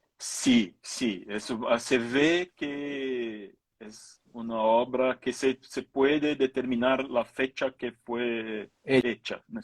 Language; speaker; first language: Spanish; non-native, fluent; Portuguese